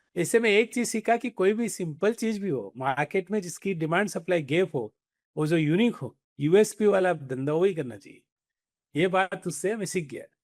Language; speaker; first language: Hindi; native; Hindi